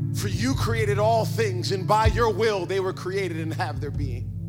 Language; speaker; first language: English; native; English